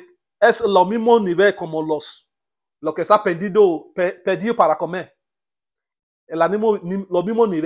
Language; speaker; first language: Spanish; non-native, learner; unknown